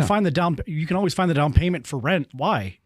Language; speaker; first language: English; native; English